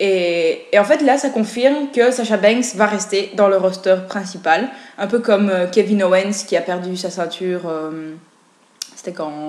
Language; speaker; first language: French; native; French